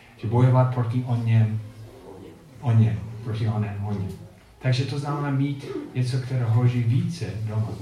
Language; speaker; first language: Czech; non-native, fluent; English